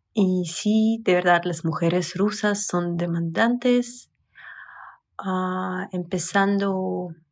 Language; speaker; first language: Spanish; non-native, fluent; Russian